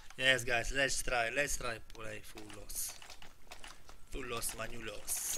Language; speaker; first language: English; non-native, learner; Polish